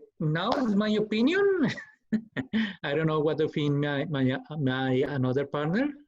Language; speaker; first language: English; non-native, learner; Spanish